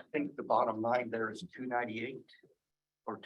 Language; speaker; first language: English; native; English